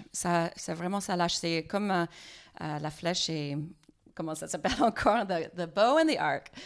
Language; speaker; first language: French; non-native, fluent; English